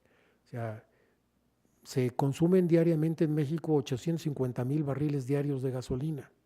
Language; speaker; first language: Spanish; native; Spanish